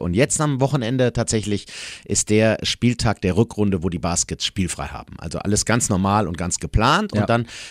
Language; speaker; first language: German; native; German